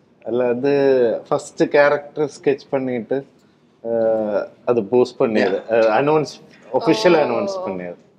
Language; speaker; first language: Tamil; non-native, learner; Malayalam